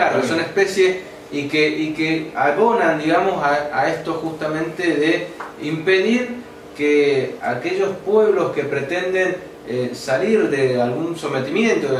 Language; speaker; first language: Spanish; native; Spanish